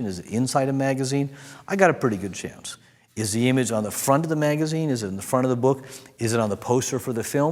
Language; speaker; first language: English; native; English